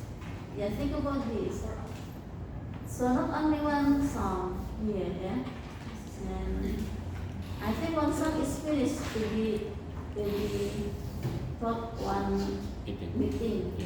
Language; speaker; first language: English; non-native, fluent; Indonesian